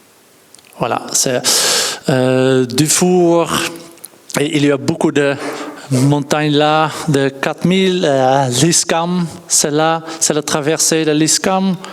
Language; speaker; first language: French; non-native, learner; Dutch